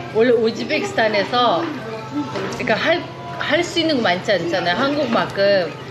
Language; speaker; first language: Korean; non-native, fluent; Uzbek